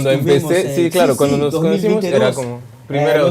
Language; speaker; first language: Spanish; non-native, learner; French